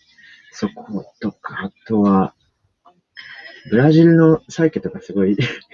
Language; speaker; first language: Japanese; native; Japanese